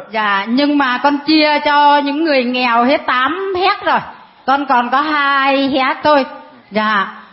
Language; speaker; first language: Vietnamese; non-native, local second language; Muong